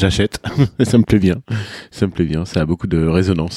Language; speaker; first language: French; native; French